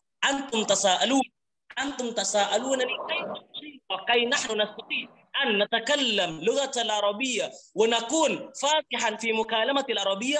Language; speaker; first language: Arabic; non-native, learner; Indonesian